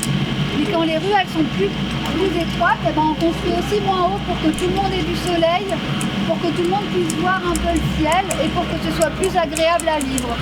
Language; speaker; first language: French; native; French